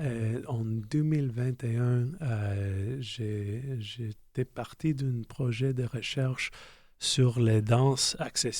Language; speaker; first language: French; non-native, local second language; English